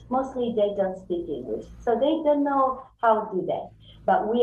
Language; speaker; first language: English; non-native, fluent; Italian